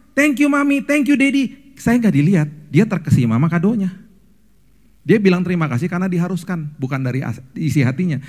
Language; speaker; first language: Indonesian; native; Indonesian